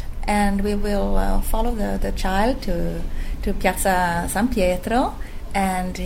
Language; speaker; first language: English; non-native, fluent; Swedish